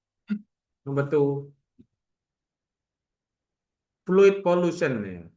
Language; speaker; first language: English; non-native, learner; Indonesian